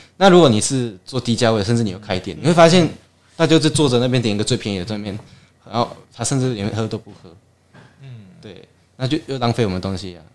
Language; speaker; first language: Chinese; native; Chinese